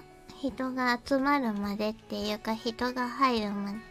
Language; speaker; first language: Japanese; native; Japanese